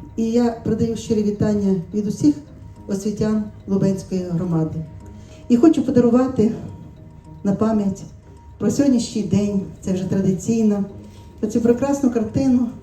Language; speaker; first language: Ukrainian; native; Ukrainian